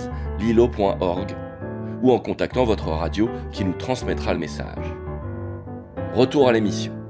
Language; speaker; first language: French; native; French